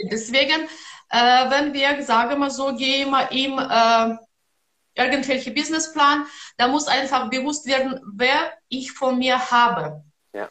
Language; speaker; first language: German; non-native, learner; Russian